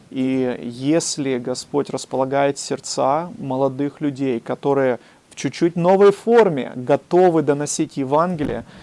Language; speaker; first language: Russian; native; Russian